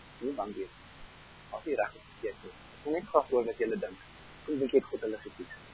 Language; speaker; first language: Afrikaans; non-native, fluent; German